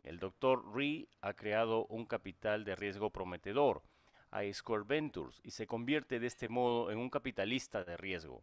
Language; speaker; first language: Spanish; native; Spanish